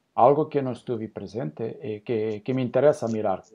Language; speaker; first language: Spanish; non-native, learner; Portuguese